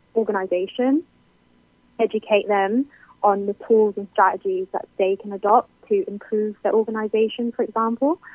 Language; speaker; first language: English; native; English